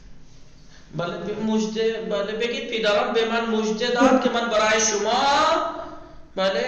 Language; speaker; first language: Persian; non-native, fluent; Urdu